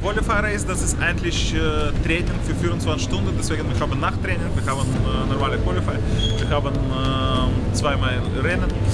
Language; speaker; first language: German; non-native, learner; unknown